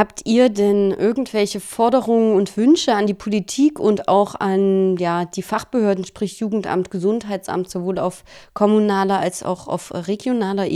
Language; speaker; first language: German; native; German